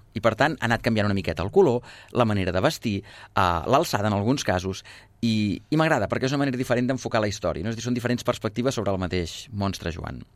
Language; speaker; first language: Catalan; native; Catalan